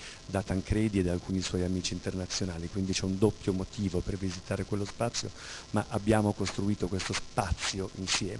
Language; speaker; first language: Italian; native; Italian